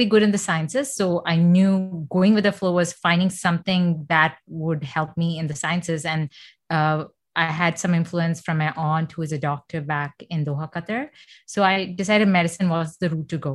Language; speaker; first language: English; non-native, fluent; Malayalam